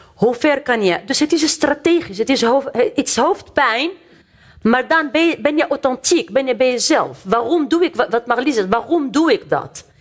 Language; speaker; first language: Dutch; non-native, fluent; Arabic